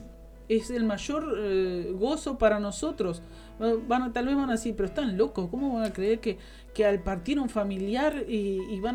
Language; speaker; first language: Spanish; native; Spanish